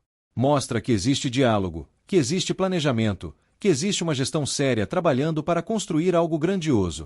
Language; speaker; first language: Portuguese; native; Portuguese